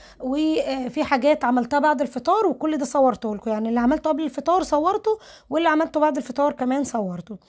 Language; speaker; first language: Arabic; native; Arabic